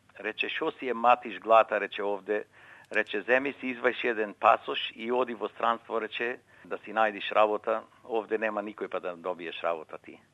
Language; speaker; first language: Macedonian; native; Macedonian